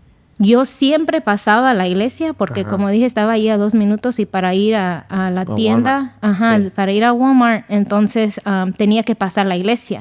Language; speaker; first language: Spanish; early bilingual, other home language; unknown